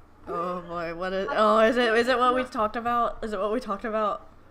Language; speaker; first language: English; native; English